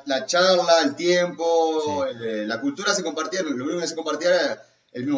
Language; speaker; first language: Spanish; native; Spanish